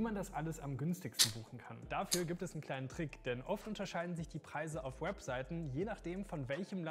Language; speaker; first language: German; native; German